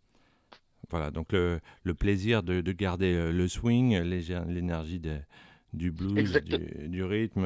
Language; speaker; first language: French; native; French